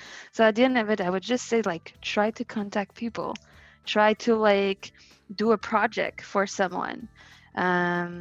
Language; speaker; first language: English; non-native, fluent; French